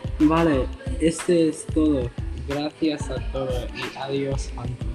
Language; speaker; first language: Spanish; non-native, learner; English